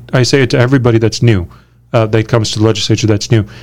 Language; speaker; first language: English; early bilingual, other home language; Romanian